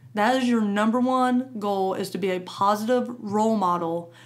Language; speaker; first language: English; native; English